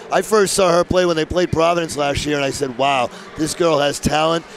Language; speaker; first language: English; native; English